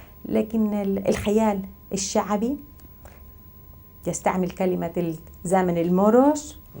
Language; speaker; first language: Arabic; non-native, fluent; Spanish